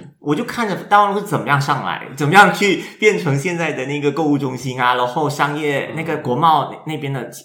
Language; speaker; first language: Chinese; native; Chinese